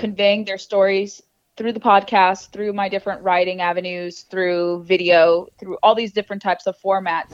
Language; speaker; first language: English; native; English